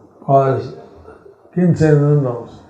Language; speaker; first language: Spanish; non-native, learner; English